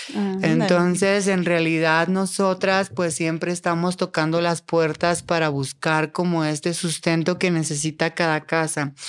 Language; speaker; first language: Spanish; native; Spanish